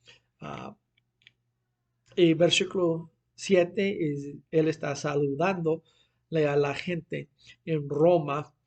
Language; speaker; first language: Spanish; non-native, fluent; English